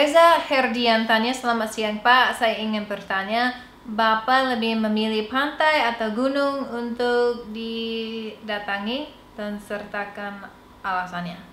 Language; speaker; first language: Indonesian; non-native, fluent; English